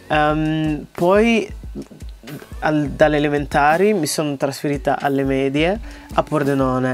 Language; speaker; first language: Italian; early bilingual, other home language; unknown